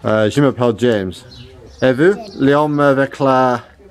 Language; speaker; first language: French; non-native, learner; English